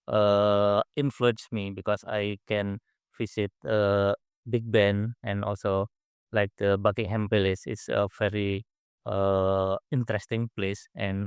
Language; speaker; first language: English; non-native, learner; Indonesian